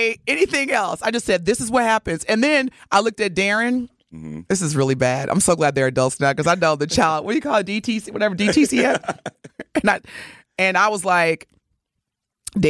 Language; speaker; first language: English; native; English